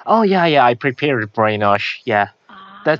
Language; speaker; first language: English; non-native, learner; Korean